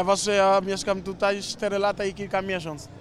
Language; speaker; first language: Polish; non-native, learner; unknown